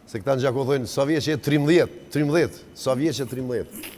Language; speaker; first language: Albanian; native; Albanian